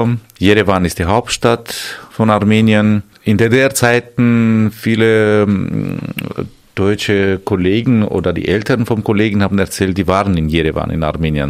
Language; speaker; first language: German; non-native, fluent; Armenian